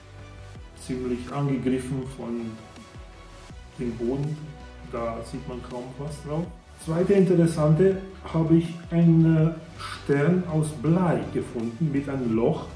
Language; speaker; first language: German; non-native, fluent; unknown